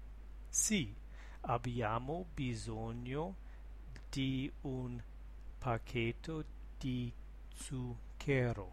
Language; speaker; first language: Italian; non-native, learner; English